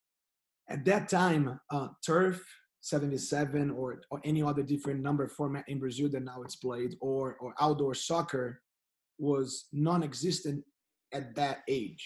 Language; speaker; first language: English; non-native, fluent; Portuguese